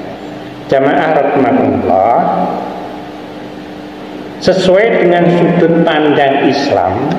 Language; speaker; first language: Indonesian; non-native, local second language; Javanese